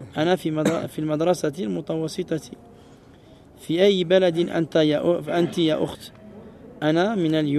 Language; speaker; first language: Arabic; early bilingual, heritage; Arabic